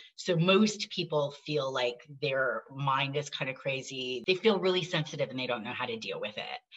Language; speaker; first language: English; native; English